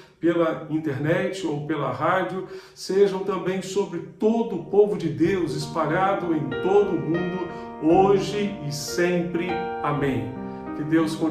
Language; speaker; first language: Portuguese; native; Portuguese